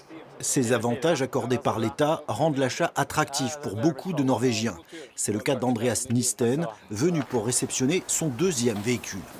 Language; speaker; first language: French; native; French